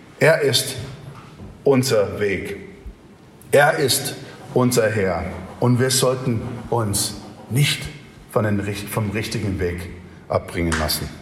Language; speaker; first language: German; non-native, fluent; English